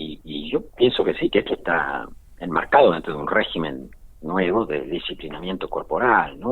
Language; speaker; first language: Spanish; native; Spanish